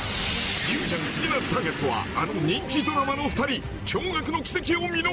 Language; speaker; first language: Japanese; native; Japanese